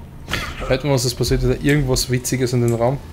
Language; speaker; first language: German; native; German